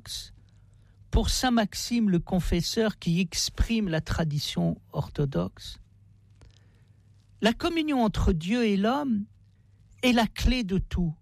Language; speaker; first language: French; native; French